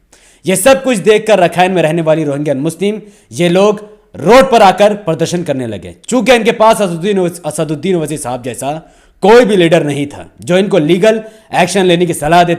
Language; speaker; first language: Hindi; native; Hindi